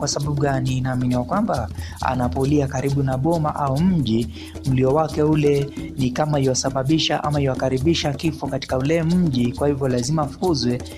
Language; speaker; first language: Swahili; non-native, local second language; Luyia